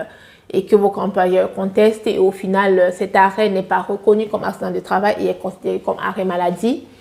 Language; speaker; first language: French; native; French